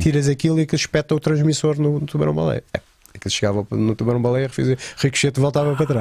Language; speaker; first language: Portuguese; native; Portuguese